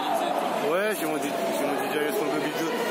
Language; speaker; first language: French; native; French